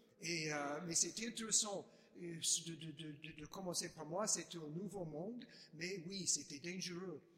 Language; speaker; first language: French; non-native, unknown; English